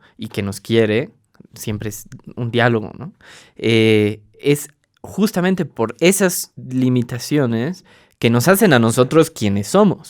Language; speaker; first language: Spanish; native; Spanish